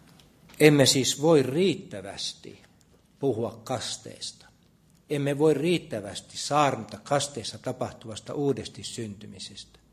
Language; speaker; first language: Finnish; native; Finnish